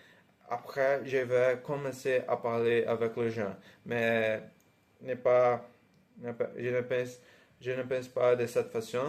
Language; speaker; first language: French; non-native, fluent; Portuguese